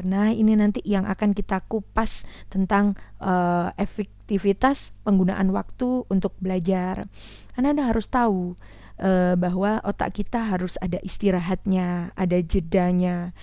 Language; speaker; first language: Indonesian; native; Indonesian